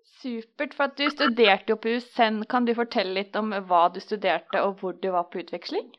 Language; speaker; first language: Norwegian; native; Norwegian